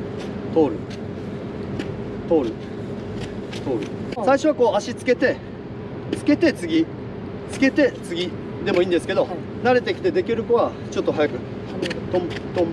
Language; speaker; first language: Japanese; native; Japanese